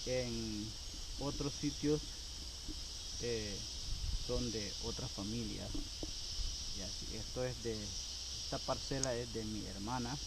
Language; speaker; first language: Spanish; non-native, local second language; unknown